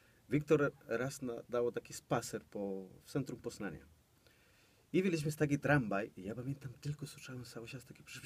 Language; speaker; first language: Polish; non-native, learner; Spanish